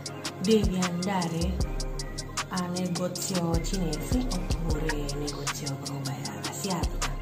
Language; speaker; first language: Italian; non-native, learner; Indonesian